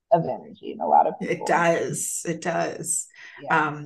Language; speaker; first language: English; native; English